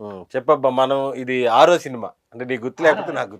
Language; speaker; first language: Telugu; native; Telugu